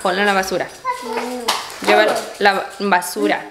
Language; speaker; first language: Spanish; early bilingual, heritage; Spanish